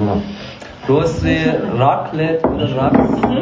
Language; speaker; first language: German; non-native, learner; Persian